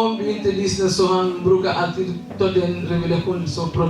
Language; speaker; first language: Swedish; non-native, learner; Swahili